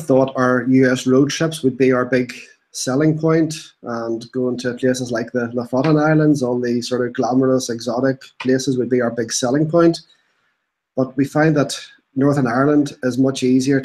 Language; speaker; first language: English; native; English